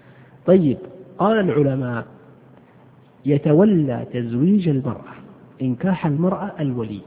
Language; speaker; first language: Arabic; native; Arabic